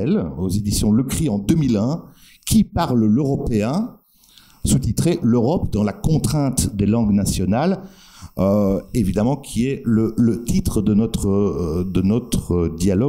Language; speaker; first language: French; native; French